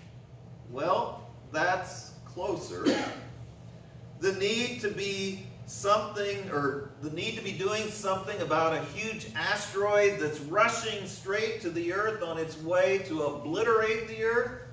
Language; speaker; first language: English; native; English